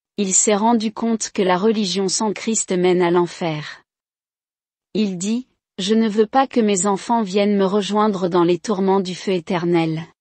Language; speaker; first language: French; non-native, local second language; Rundi